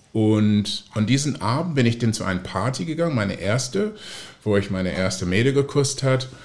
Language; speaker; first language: German; non-native, fluent; English